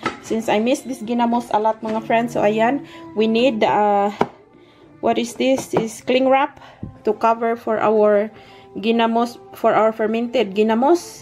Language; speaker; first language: English; non-native, local second language; Filipino